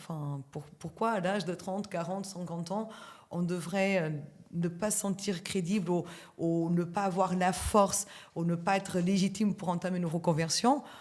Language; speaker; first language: French; native; French